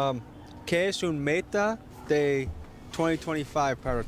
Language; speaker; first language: Spanish; non-native, learner; English